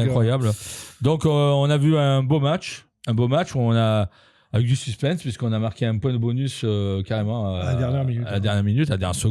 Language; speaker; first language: French; native; French